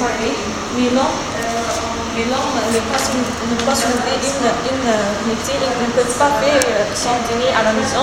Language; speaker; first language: French; non-native, learner; Arabic